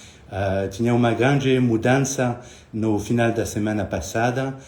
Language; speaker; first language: Portuguese; non-native, fluent; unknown